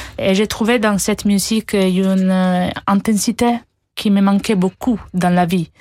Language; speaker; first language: French; non-native, fluent; Italian